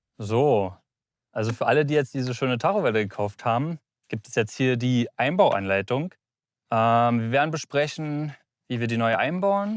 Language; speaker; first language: German; native; German